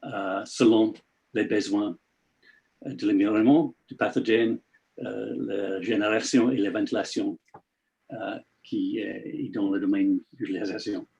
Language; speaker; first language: French; non-native, learner; English